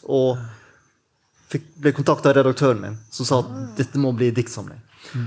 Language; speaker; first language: Norwegian; native; Norwegian